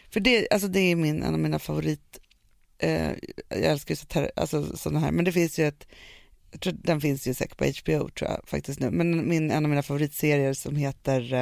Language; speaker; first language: Swedish; native; Swedish